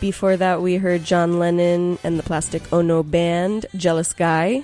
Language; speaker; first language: English; native; English